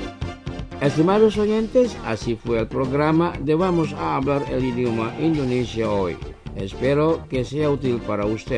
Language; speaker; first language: Spanish; non-native, fluent; Indonesian